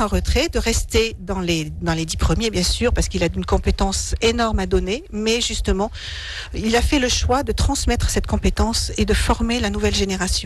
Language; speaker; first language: French; native; French